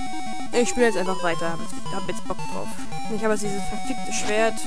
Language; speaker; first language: German; native; German